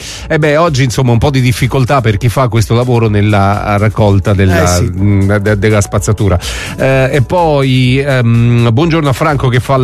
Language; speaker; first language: Italian; native; Italian